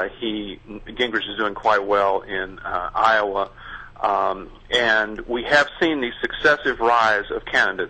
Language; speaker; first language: English; native; English